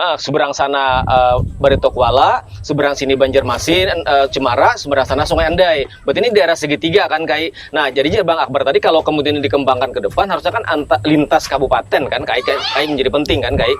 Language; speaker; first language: Indonesian; native; Indonesian